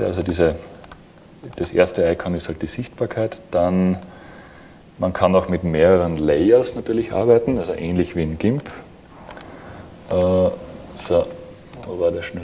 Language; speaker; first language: German; native; German